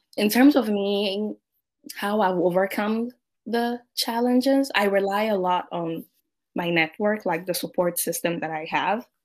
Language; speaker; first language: English; non-native, local second language; Akan